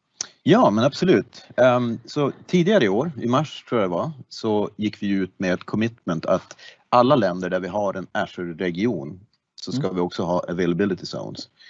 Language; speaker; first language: Swedish; native; Swedish